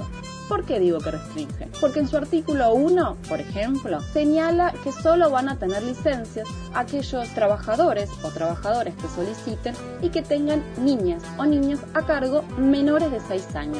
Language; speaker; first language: Spanish; native; Spanish